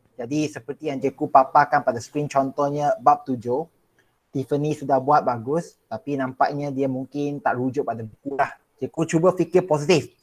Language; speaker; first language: Malay; non-native, local second language; Chinese